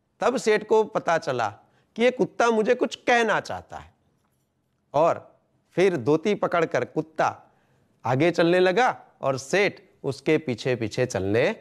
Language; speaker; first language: Hindi; non-native, local second language; Gujarati